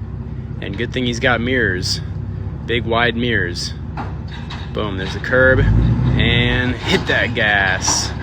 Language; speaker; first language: English; native; English